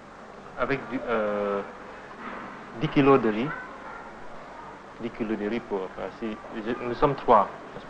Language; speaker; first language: French; non-native, fluent; Indonesian